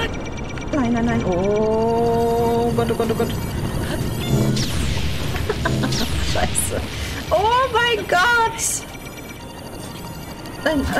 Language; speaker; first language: German; native; German